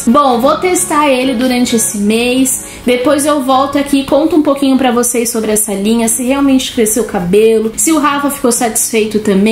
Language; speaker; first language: Portuguese; native; Portuguese